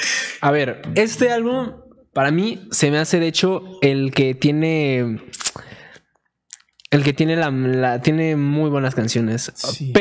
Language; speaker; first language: Spanish; native; Spanish